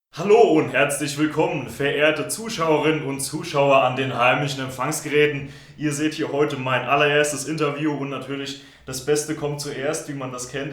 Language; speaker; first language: German; native; German